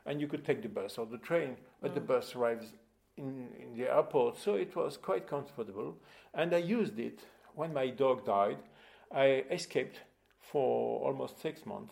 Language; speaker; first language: English; non-native, fluent; French